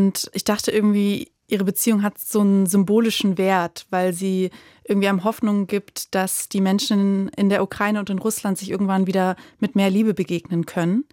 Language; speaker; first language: German; native; German